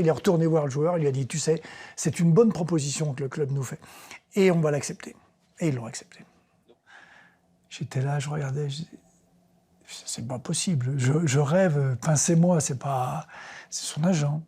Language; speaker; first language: French; non-native, fluent; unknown